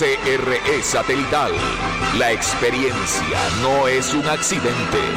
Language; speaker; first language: Spanish; native; Spanish